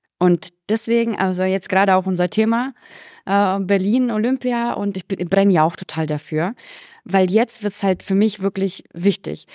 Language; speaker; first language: German; early bilingual, other home language; Russian